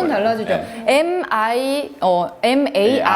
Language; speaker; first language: Korean; native; Korean